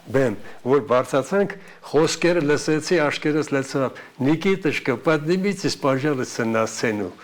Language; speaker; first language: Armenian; non-native, local second language; Ukrainian